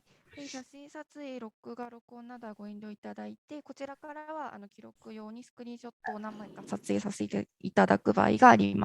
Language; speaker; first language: Japanese; native; Japanese